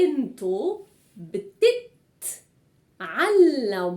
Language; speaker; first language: Arabic; native; Arabic